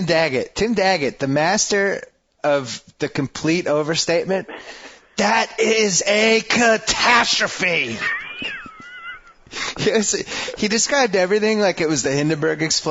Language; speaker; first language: English; native; English